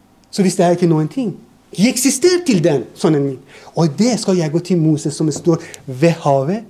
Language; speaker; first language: Norwegian; non-native, fluent; Persian